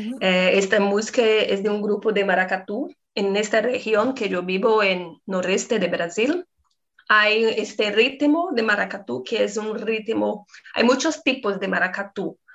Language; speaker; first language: Spanish; non-native, fluent; Portuguese